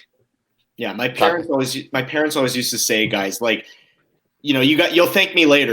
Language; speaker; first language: English; native; English